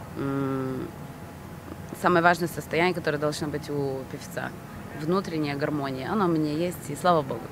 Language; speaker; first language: Russian; non-native, local second language; Romanian